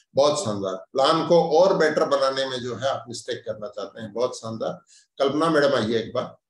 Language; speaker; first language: Hindi; native; Hindi